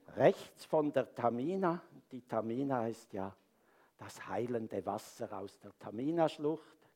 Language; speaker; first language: German; native; German